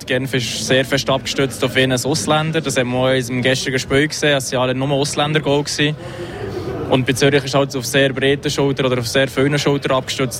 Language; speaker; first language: German; native; German